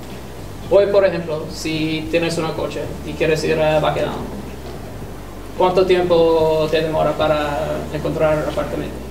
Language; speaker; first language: Spanish; non-native, fluent; English